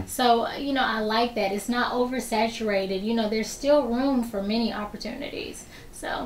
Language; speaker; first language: English; native; English